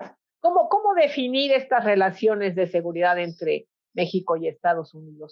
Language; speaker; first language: Spanish; native; Spanish